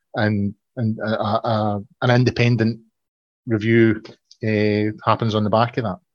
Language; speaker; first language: English; native; English